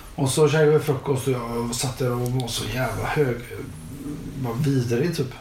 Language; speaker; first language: Swedish; native; Swedish